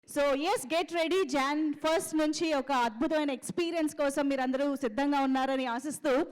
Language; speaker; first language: Telugu; native; Telugu